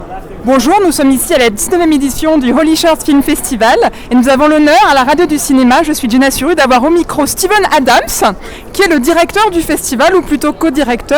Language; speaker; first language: French; native; French